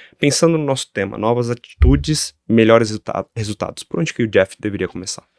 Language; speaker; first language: Portuguese; native; Portuguese